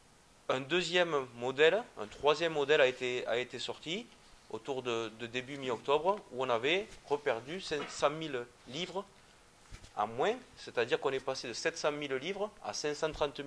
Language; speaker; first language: French; native; French